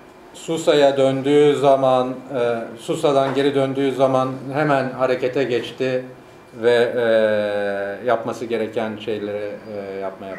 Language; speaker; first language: Turkish; native; Turkish